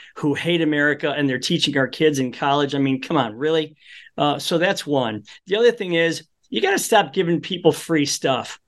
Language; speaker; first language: English; early bilingual, other home language; Polish